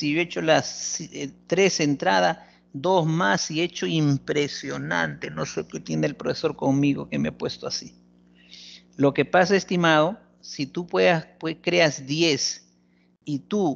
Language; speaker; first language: Spanish; native; Spanish